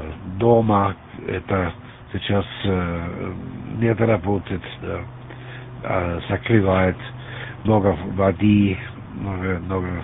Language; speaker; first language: Russian; non-native, learner; German